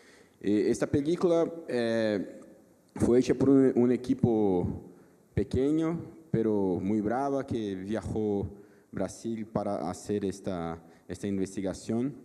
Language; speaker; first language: Spanish; non-native, fluent; Portuguese